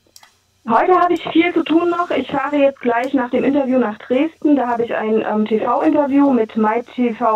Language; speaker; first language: German; native; German